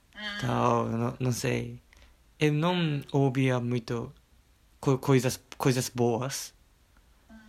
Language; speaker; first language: Portuguese; non-native, learner; Japanese